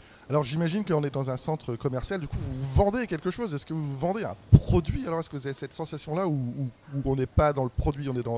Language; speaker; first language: French; native; French